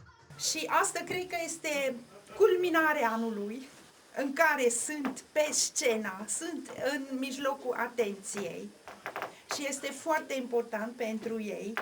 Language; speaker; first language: Romanian; non-native, fluent; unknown